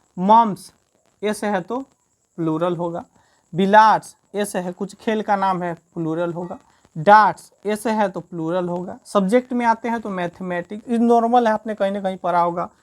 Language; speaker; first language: Hindi; native; Hindi